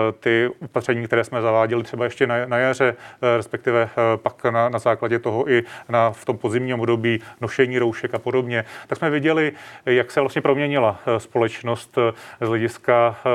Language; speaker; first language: Czech; native; Czech